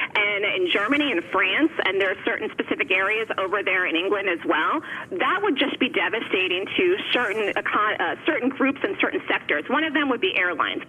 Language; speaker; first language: English; native; English